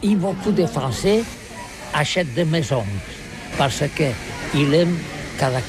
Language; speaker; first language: French; non-native, learner; Catalan